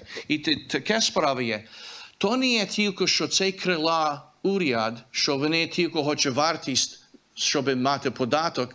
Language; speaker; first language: Ukrainian; early bilingual, heritage; Ukrainian